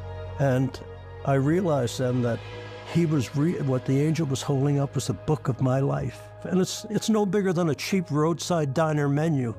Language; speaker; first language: English; native; English